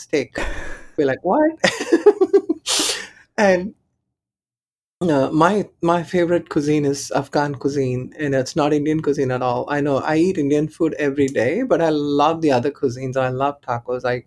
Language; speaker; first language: English; non-native, local second language; Tamil